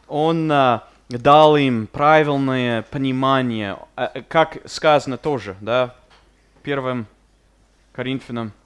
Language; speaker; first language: Russian; non-native, fluent; English